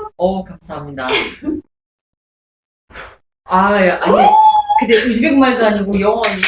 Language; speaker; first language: Korean; non-native, fluent; Uzbek